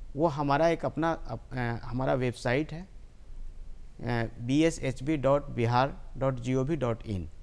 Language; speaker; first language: Hindi; native; Hindi